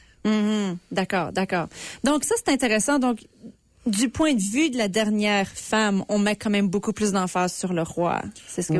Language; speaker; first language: French; native; French